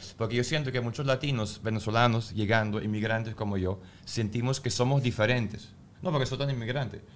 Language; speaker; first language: Spanish; non-native, fluent; German